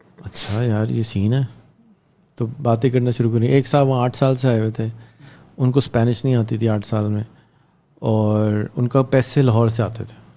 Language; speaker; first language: Urdu; native; Urdu